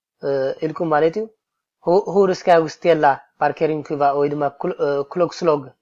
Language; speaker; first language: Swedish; non-native, fluent; Tigrinya